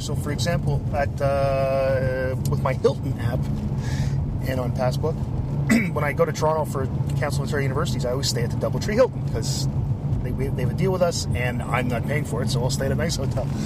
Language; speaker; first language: English; native; English